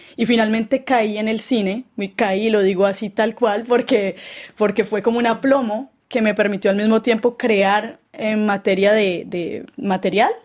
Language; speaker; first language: Spanish; native; Spanish